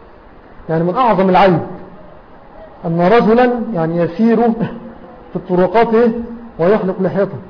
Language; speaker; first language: Arabic; native; Arabic